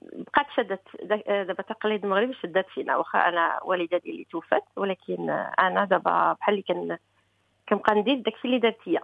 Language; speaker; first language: Arabic; early bilingual, heritage; Arabic